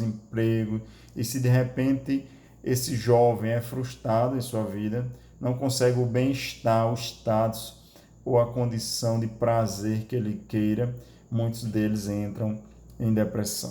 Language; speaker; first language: Portuguese; native; Portuguese